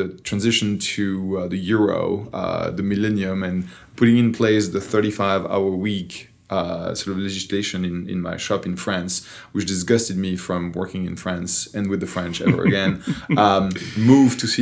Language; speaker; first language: English; non-native, fluent; French